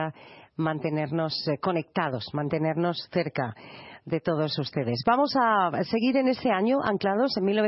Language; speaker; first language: Spanish; native; Spanish